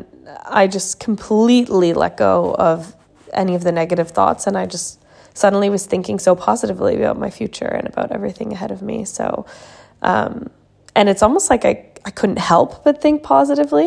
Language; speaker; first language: English; native; English